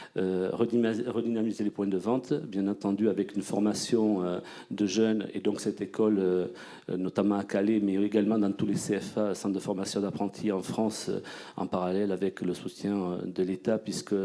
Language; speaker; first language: French; native; French